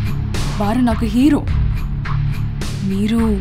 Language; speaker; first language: Telugu; native; Telugu